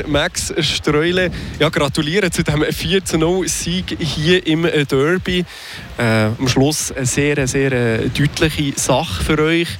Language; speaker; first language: German; native; German